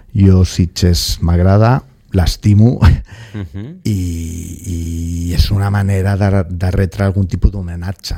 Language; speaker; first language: Catalan; non-native, local second language; Spanish